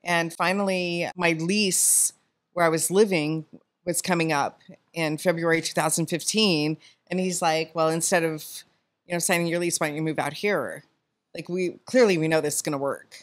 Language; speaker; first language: English; native; English